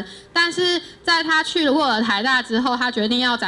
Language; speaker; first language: Chinese; native; Chinese